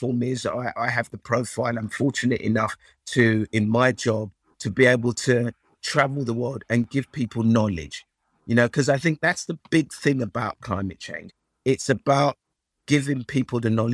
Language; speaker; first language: English; early bilingual, other home language; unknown